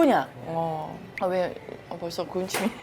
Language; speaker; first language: Korean; native; Korean